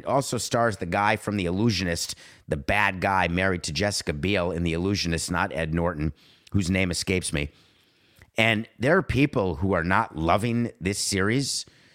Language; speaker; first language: English; native; English